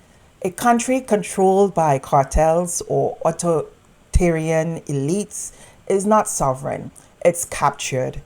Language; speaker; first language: English; native; English